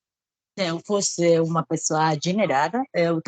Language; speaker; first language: Portuguese; non-native, learner; Spanish